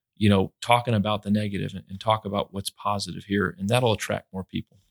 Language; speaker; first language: English; native; English